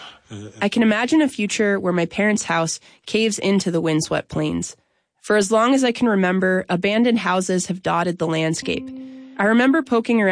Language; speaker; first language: English; native; English